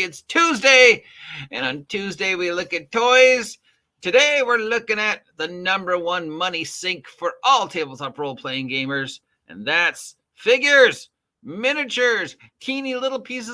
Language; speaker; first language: English; native; English